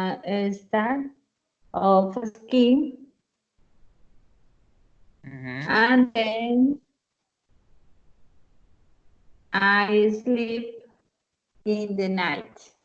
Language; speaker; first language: English; non-native, learner; Spanish